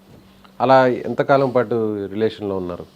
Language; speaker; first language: Telugu; native; Telugu